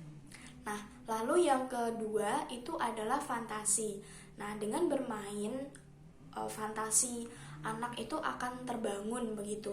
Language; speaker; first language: Indonesian; native; Indonesian